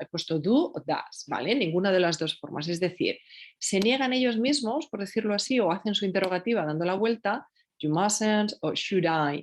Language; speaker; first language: Spanish; native; Spanish